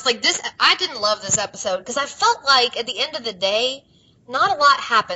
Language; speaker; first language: English; native; English